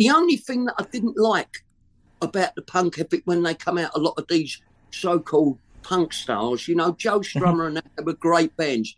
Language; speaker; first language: English; native; English